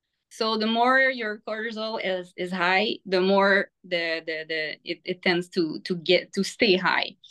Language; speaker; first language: English; non-native, fluent; French